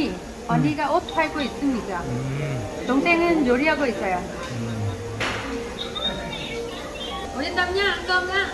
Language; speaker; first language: Korean; non-native, learner; Vietnamese